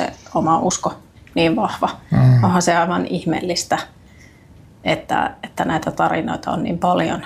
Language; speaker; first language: Finnish; native; Finnish